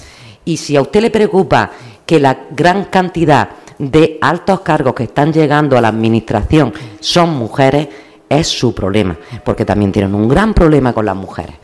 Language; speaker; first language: Spanish; native; Spanish